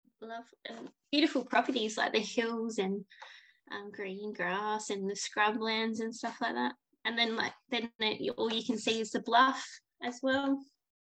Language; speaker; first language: English; native; English